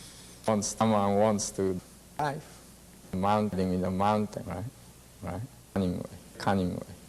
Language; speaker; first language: English; non-native, learner; Japanese